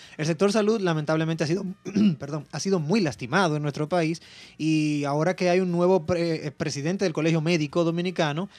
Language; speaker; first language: Spanish; native; Spanish